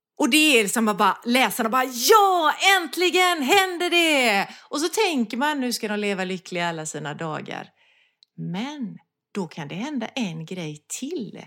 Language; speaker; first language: Swedish; native; Swedish